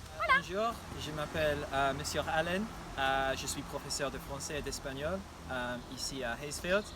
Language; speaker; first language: French; non-native, fluent; English